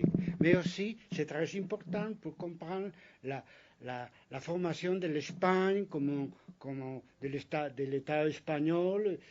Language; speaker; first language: French; non-native, fluent; Spanish